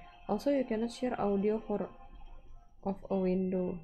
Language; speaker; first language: English; non-native, fluent; Indonesian